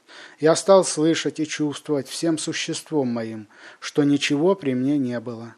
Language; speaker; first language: Russian; native; Russian